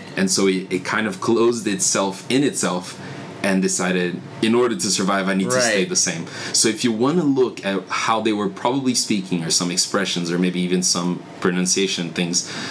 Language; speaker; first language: English; non-native, fluent; Portuguese